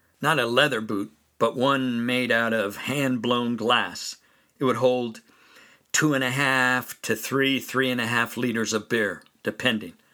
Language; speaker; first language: English; native; English